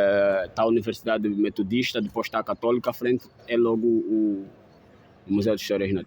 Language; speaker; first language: Portuguese; native; Portuguese